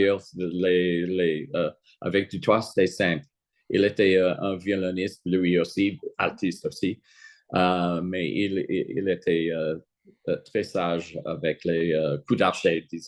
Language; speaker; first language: French; non-native, fluent; English